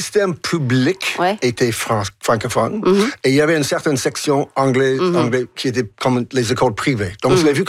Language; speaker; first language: French; non-native, local second language; English